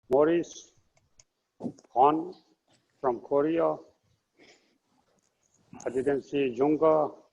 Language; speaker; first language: English; non-native, fluent; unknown